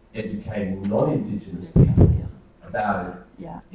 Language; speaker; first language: English; non-native, fluent; Polish